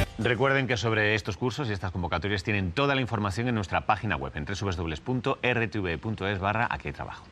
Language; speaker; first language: Spanish; native; Spanish